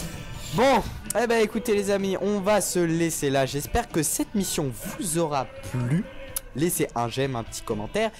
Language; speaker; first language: French; native; French